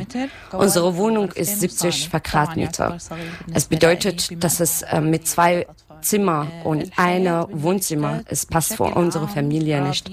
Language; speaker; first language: German; non-native, learner; Arabic